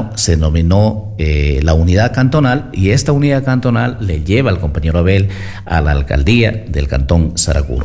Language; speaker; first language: Spanish; native; Spanish